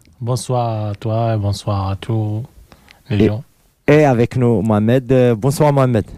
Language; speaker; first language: French; non-native, learner; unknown